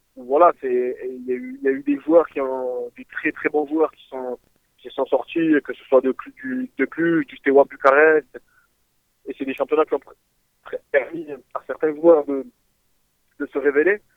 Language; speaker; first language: French; native; French